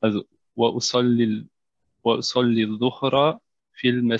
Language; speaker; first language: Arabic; non-native, learner; German